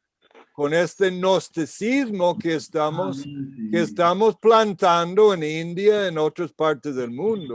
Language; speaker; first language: Spanish; non-native, fluent; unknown